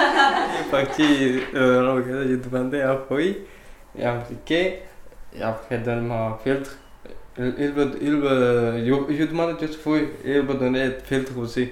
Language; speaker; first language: French; non-native, learner; Punjabi